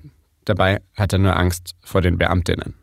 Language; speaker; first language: German; native; German